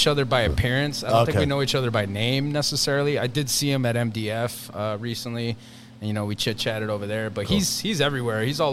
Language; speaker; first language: English; early bilingual, other home language; Spanish